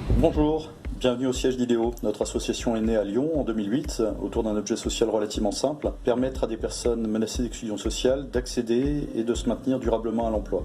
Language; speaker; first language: French; native; French